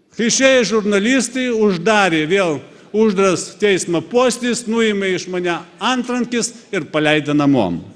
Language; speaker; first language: Lithuanian; non-native, fluent; Russian